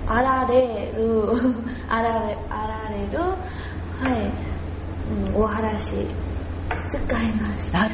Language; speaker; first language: Japanese; non-native, learner; Korean